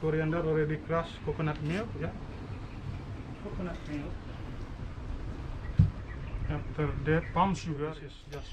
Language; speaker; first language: English; non-native, learner; Indonesian